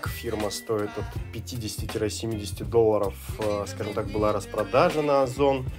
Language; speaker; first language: Russian; native; Russian